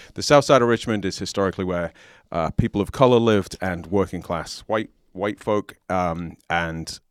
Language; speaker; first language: English; native; English